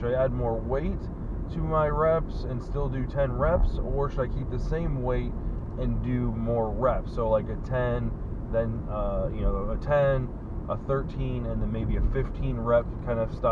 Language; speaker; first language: English; native; English